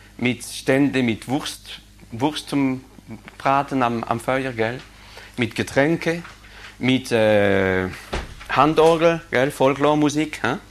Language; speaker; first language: German; non-native, local second language; Swiss German